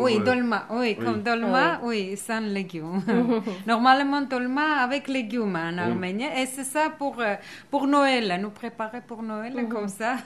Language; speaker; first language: French; non-native, learner; Armenian